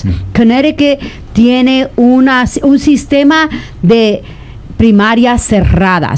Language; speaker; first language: Spanish; native; Spanish